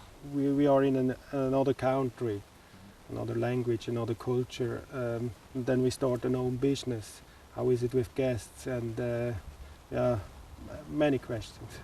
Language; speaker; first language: English; non-native, learner; Swiss German